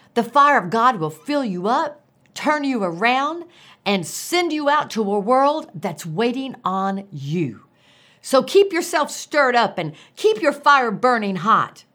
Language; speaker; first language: English; native; English